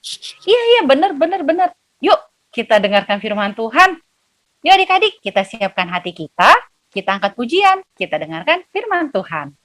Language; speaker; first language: Indonesian; native; Indonesian